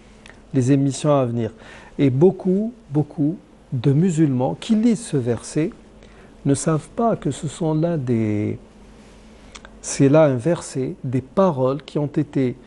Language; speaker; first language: French; non-native, local second language; Arabic